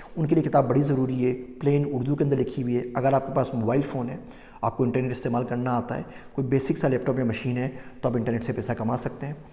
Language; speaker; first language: Urdu; native; Urdu